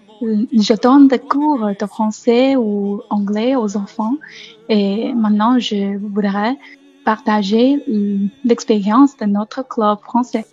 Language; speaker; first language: French; non-native, learner; Chinese